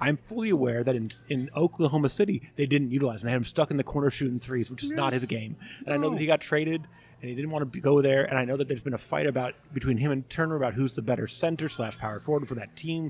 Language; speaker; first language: English; native; English